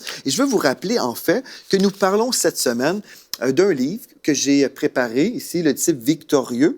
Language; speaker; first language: French; native; French